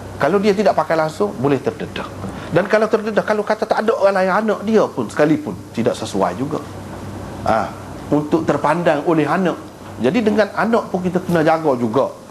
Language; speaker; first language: Malay; native; Malay